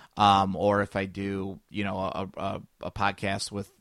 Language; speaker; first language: English; native; English